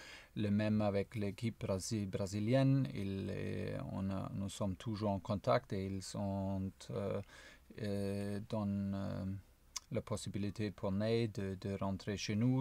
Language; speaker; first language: French; non-native, fluent; German